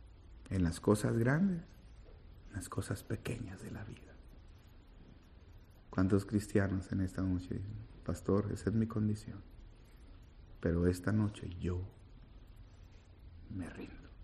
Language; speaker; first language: Spanish; native; Spanish